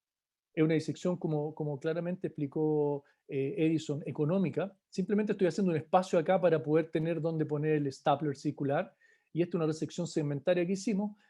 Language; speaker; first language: Spanish; native; Spanish